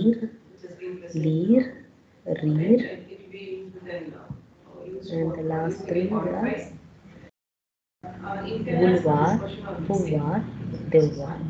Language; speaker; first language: French; non-native, learner; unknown